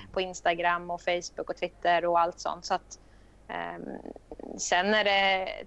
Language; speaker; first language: Swedish; native; Swedish